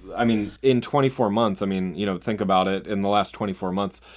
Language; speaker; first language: English; native; English